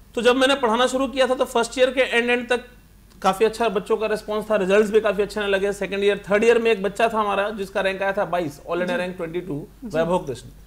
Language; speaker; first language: Hindi; native; Hindi